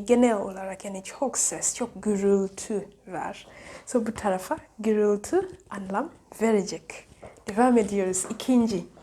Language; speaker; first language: Turkish; non-native, fluent; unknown